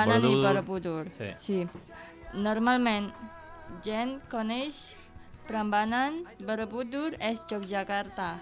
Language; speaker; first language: Catalan; non-native, learner; Indonesian